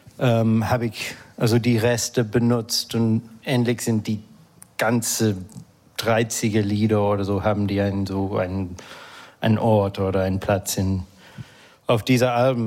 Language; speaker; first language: German; non-native, fluent; English